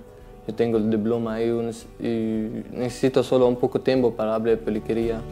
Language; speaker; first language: Spanish; non-native, learner; Arabic